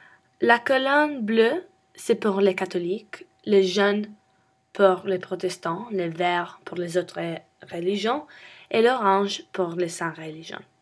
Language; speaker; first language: French; non-native, learner; English